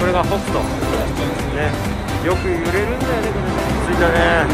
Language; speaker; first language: Japanese; native; Japanese